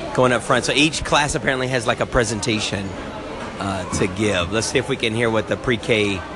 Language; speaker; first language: English; native; English